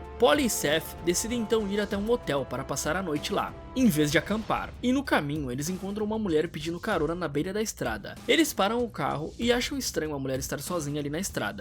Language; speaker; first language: Portuguese; native; Portuguese